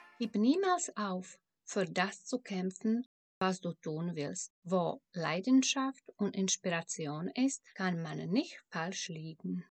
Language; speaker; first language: German; non-native, fluent; Slovak